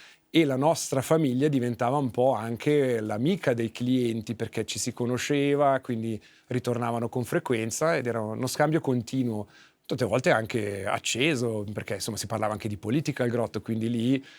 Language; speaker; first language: Italian; native; Italian